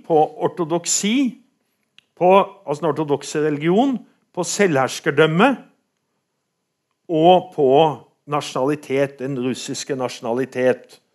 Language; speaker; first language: Norwegian; native; Norwegian